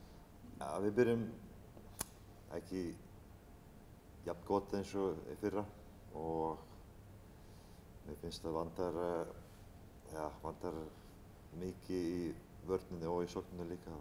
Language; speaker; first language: Icelandic; non-native, fluent; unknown